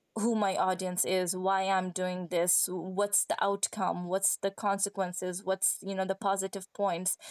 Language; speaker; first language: English; non-native, fluent; Persian